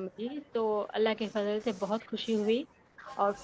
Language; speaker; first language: Hindi; native; Hindi